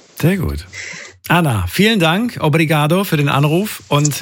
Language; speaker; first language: German; native; German